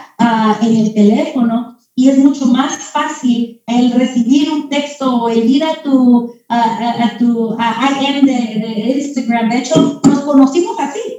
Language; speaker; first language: Spanish; early bilingual, heritage; Spanish